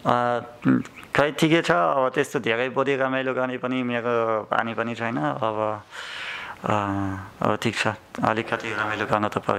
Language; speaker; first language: Nepali; non-native, learner; German